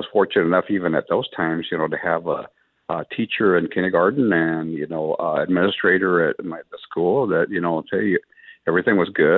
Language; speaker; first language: English; early bilingual, other home language; Spanish